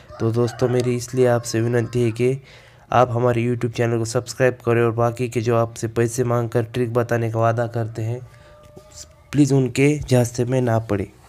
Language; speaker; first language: Hindi; non-native, local second language; Marathi